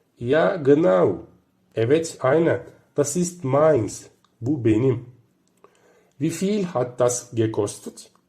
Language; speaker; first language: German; non-native, fluent; Turkish